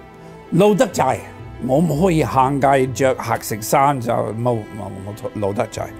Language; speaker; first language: Chinese; non-native, fluent; English